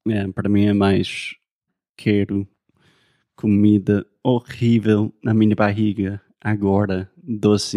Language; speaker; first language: Portuguese; non-native, fluent; English